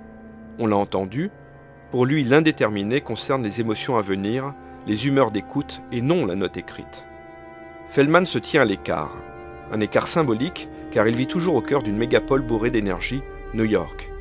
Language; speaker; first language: French; native; French